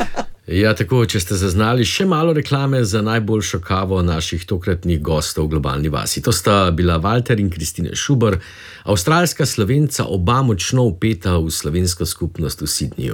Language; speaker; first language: Slovenian; native; Slovenian